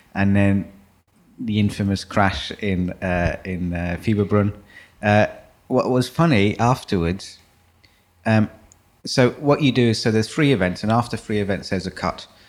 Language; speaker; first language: English; early bilingual, other home language; German